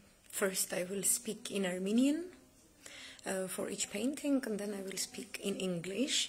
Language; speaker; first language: English; non-native, fluent; Armenian